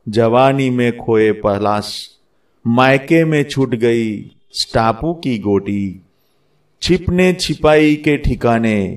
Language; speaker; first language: Hindi; non-native, local second language; Gujarati